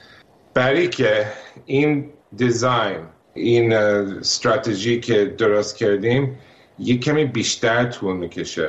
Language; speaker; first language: Persian; early bilingual, heritage; Persian